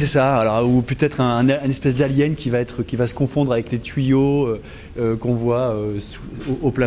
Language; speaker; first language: French; native; French